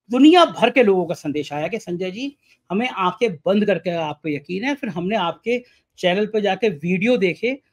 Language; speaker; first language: Hindi; native; Hindi